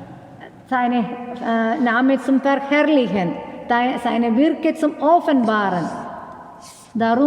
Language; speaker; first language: German; non-native, learner; Malayalam